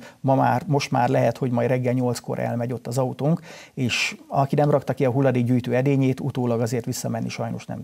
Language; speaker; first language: Hungarian; native; Hungarian